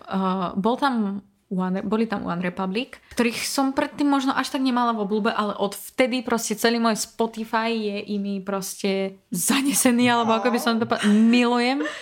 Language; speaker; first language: Slovak; non-native, fluent; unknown